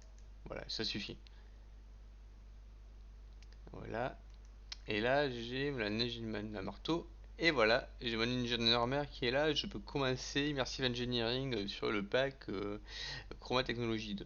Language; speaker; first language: French; native; French